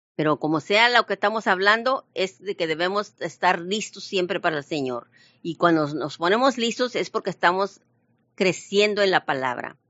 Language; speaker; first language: Spanish; early bilingual, heritage; Spanish